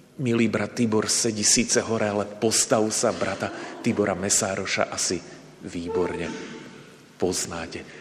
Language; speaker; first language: Slovak; native; Slovak